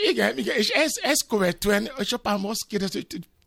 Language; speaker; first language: Hungarian; non-native, fluent; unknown